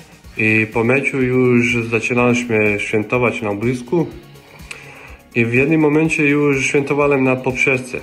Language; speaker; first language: Polish; non-native, learner; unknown